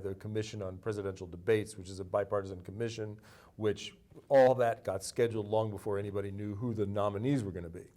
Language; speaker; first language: English; native; English